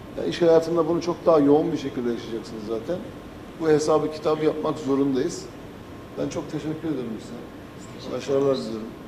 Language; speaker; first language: Turkish; native; Turkish